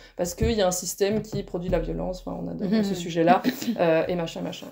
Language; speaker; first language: French; native; French